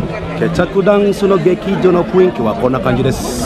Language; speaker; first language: Japanese; non-native, fluent; Indonesian